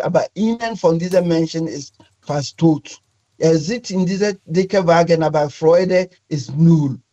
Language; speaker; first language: German; non-native, fluent; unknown